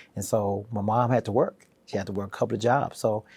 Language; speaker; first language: English; native; English